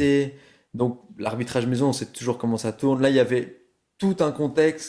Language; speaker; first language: French; native; French